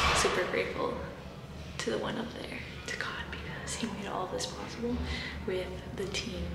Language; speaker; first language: English; early bilingual, other home language; Spanish